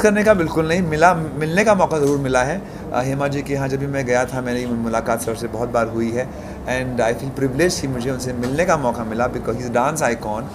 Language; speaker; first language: Hindi; native; Hindi